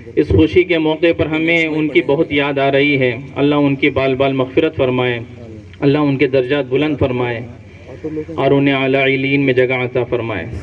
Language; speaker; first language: Urdu; non-native, local second language; Konkani